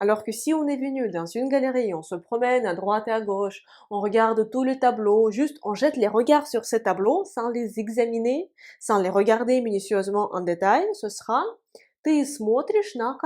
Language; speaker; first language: French; non-native, fluent; Russian